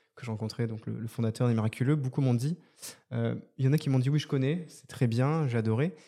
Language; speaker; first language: French; native; French